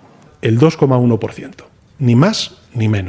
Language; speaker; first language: Spanish; native; Spanish